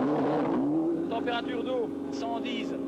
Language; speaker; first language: French; native; French